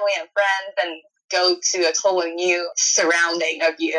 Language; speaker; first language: English; non-native, fluent; Chinese